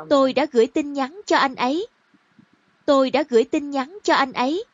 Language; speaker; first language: Vietnamese; non-native, learner; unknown